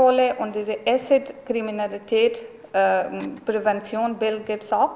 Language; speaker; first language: German; non-native, learner; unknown